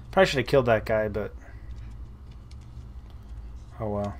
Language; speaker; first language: English; native; English